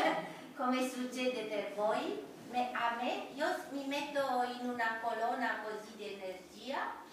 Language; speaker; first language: Italian; non-native, fluent; Romanian